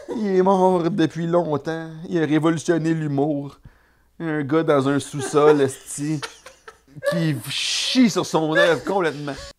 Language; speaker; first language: French; native; French